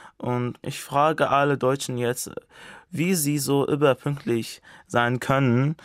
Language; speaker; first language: German; non-native, fluent; Azerbaijani